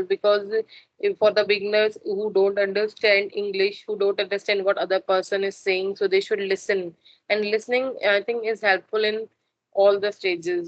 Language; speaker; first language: English; non-native, learner; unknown